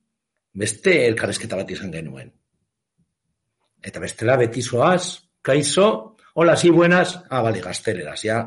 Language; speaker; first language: Basque; native; Basque